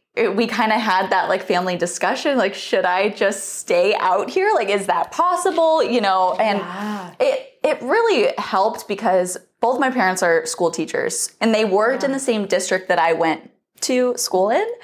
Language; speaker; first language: English; native; English